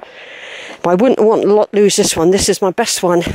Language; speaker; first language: English; native; English